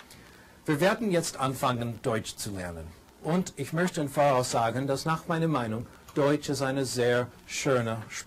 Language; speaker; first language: German; non-native, fluent; English